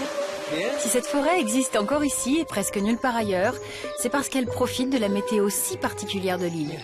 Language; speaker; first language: French; native; French